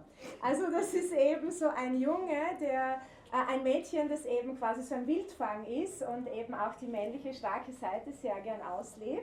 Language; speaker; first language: German; native; German